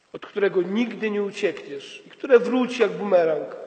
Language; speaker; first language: Polish; native; Polish